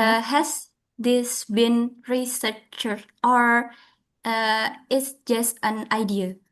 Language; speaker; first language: English; non-native, fluent; Indonesian